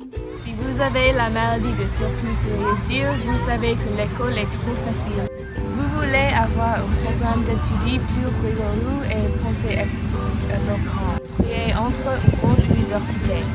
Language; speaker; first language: French; non-native, learner; English